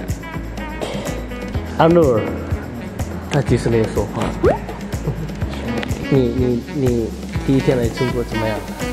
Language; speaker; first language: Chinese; non-native, learner; Indonesian